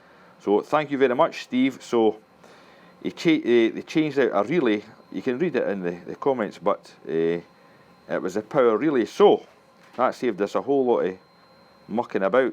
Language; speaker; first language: English; native; English